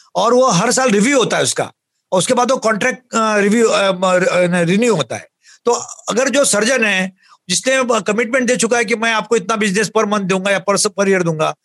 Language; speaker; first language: Hindi; native; Hindi